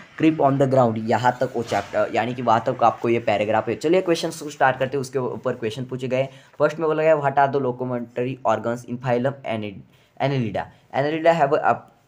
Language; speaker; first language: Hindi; non-native, local second language; Marathi